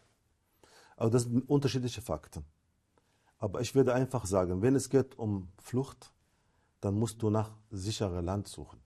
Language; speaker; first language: German; non-native, fluent; Arabic